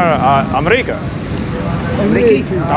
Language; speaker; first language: Arabic; non-native, learner; English